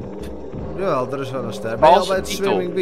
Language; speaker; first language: Dutch; native; Dutch